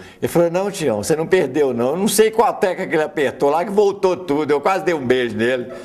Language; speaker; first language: Portuguese; native; Portuguese